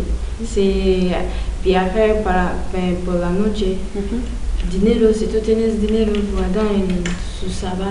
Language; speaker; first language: Spanish; non-native, learner; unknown